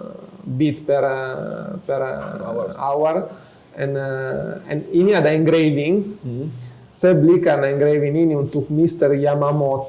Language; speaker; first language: Indonesian; non-native, fluent; Italian